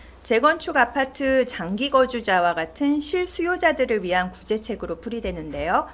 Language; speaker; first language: Korean; native; Korean